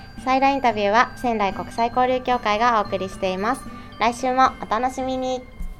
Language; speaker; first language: Japanese; native; Japanese